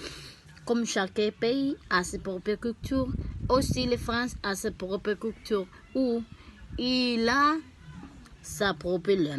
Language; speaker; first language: French; non-native, learner; Spanish